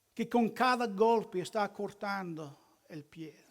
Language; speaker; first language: Spanish; non-native, fluent; English